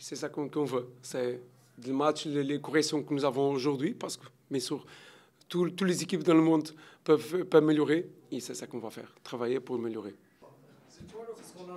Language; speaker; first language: French; non-native, learner; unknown